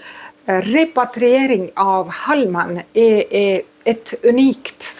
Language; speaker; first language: Swedish; non-native, fluent; Estonian